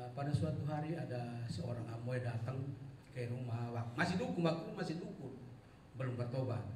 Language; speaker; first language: Indonesian; non-native, local second language; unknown